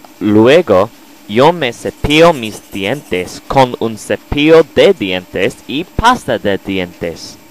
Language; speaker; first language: Spanish; non-native, learner; English